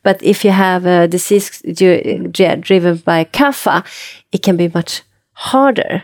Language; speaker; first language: English; non-native, fluent; Swedish